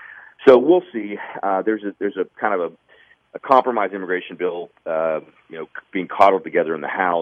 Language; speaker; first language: English; native; English